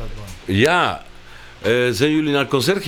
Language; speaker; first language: Dutch; non-native, fluent; Spanish